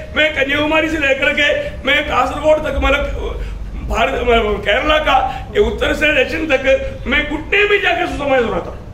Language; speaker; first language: Hindi; non-native, local second language; Malayalam